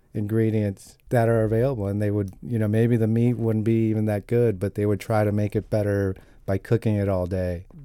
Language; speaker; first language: English; non-native, fluent; Italian